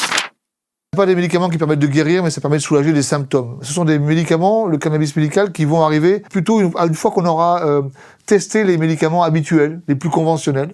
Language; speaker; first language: French; native; French